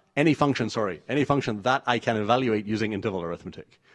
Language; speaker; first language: English; native; English